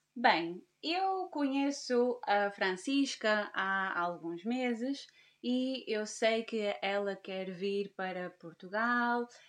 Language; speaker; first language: Portuguese; native; Portuguese